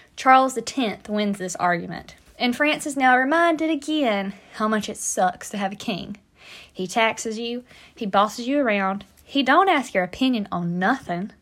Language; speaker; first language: English; native; English